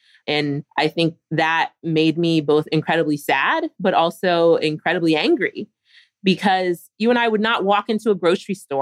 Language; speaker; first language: English; native; English